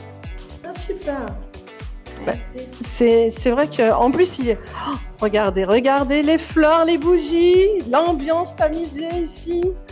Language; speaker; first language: French; native; French